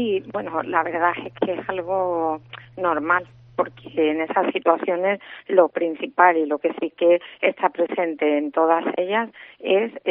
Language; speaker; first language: Spanish; native; Spanish